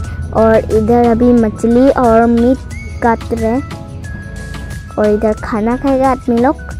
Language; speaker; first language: Hindi; non-native, local second language; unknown